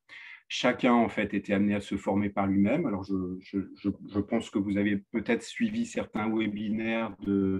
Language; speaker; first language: French; native; French